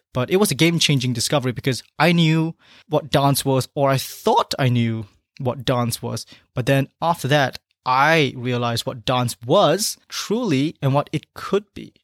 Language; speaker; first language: English; non-native, local second language; Chinese